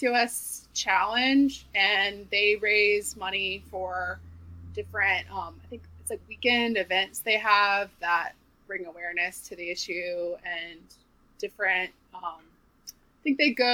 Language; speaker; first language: English; native; English